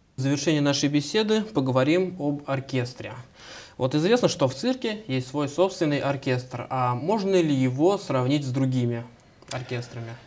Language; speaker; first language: Russian; native; Russian